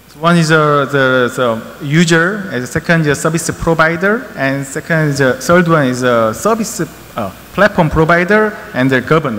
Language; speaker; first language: English; non-native, learner; Korean